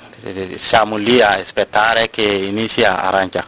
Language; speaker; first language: Italian; non-native, learner; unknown